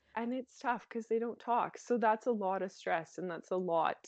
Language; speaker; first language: English; native; English